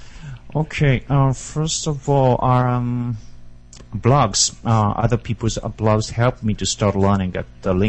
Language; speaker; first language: English; non-native, learner; Japanese